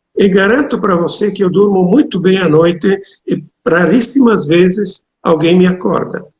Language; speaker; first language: Portuguese; non-native, fluent; Italian